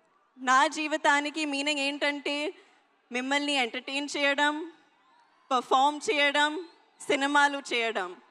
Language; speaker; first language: Telugu; non-native, learner; Hindi